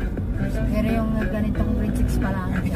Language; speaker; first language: Filipino; native; Filipino